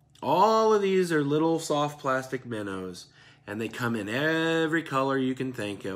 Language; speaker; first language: English; native; English